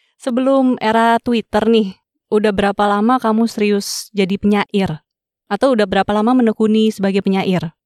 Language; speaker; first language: Indonesian; native; Indonesian